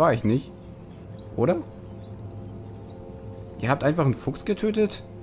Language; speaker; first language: German; native; German